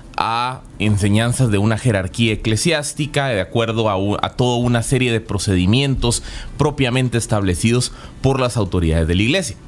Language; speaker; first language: Spanish; native; Spanish